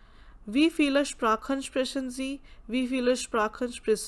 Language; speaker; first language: German; non-native, fluent; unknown